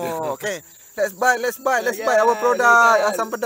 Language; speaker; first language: English; non-native, learner; Malay